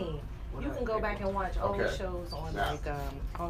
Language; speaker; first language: English; native; English